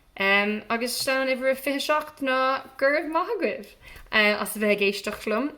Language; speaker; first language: Irish; non-native, local second language; English